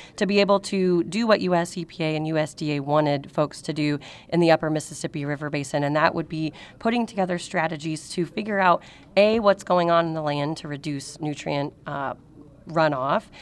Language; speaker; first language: English; native; English